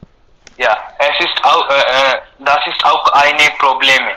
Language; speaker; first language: German; non-native, learner; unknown